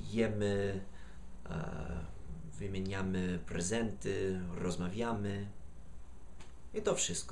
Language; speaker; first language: Polish; non-native, fluent; English